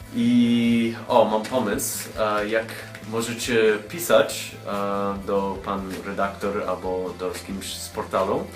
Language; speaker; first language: Polish; non-native, learner; English